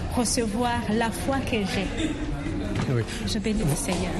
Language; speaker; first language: French; non-native, local second language; Rundi